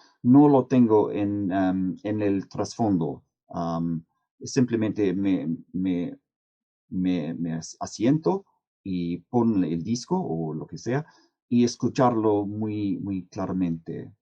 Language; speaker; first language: Spanish; non-native, fluent; English